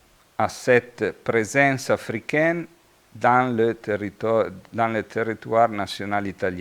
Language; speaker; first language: French; non-native, fluent; Italian